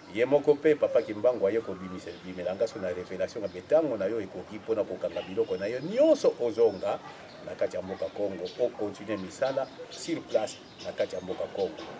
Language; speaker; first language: Lingala; non-native, local second language; Kongo